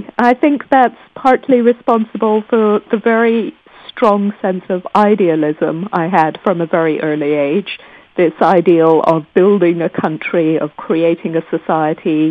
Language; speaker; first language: English; non-native, local second language; Gujarati